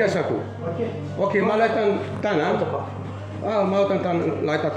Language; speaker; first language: Finnish; non-native, learner; Turkish